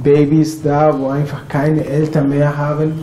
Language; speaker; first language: German; non-native, fluent; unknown